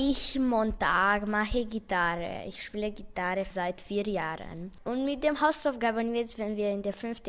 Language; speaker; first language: German; non-native, local second language; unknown